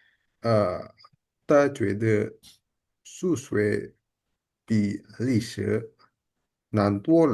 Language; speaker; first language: Chinese; non-native, learner; Indonesian